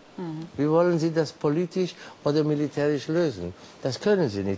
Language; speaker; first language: German; non-native, fluent; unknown